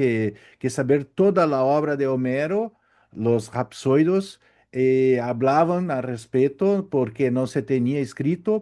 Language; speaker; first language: Spanish; non-native, learner; Portuguese